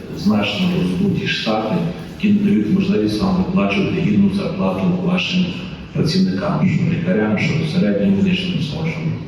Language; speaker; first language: Ukrainian; native; Ukrainian